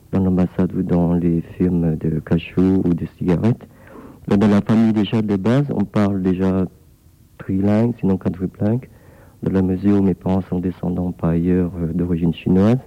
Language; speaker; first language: French; non-native, fluent; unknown